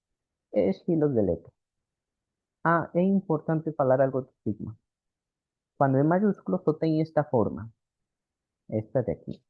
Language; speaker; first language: Spanish; non-native, fluent; Portuguese